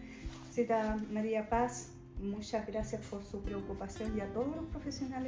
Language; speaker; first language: Spanish; native; Spanish